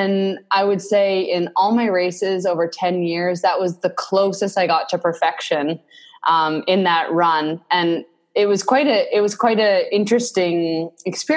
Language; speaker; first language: English; native; English